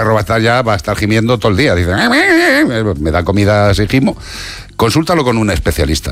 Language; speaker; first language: Spanish; native; Spanish